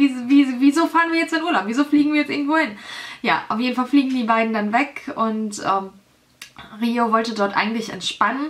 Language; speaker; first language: German; native; German